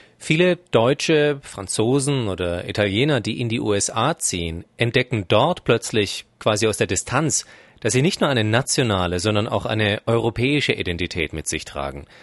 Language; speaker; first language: German; native; German